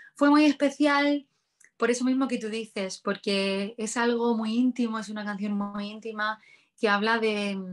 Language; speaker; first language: Spanish; native; Spanish